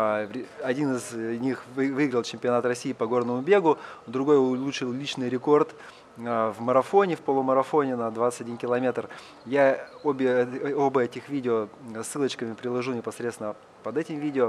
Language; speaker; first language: Russian; native; Russian